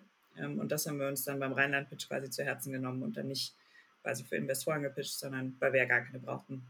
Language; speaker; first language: German; native; German